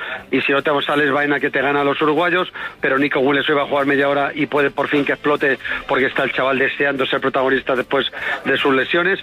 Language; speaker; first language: Spanish; native; Spanish